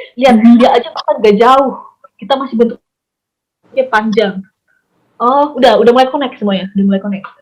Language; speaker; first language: Indonesian; native; Indonesian